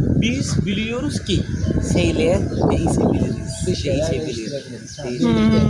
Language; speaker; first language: Turkish; non-native, learner; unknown